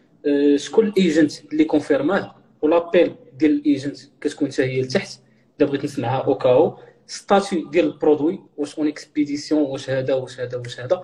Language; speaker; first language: Arabic; native; Arabic